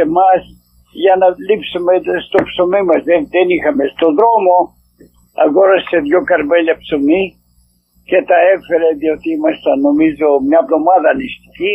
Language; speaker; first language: Greek; native; Greek